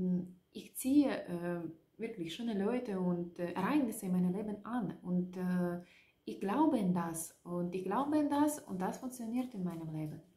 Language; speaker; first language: German; non-native, learner; Russian